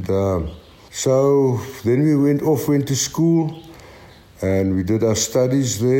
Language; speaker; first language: English; native; English